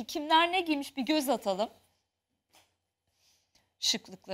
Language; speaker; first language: Turkish; native; Turkish